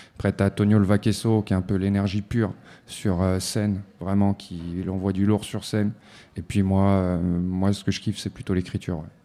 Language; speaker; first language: French; native; French